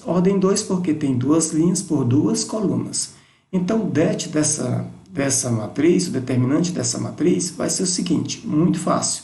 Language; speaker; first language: Portuguese; native; Portuguese